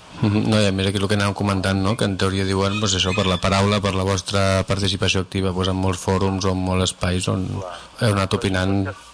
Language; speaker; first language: Catalan; native; Catalan